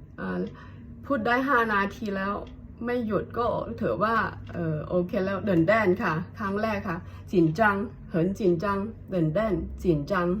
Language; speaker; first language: Thai; non-native, fluent; Hakka Chinese